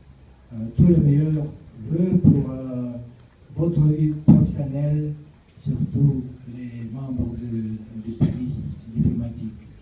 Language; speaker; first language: French; non-native, fluent; Russian